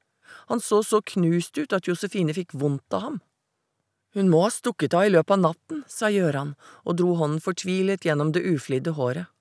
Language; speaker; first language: Norwegian; native; Norwegian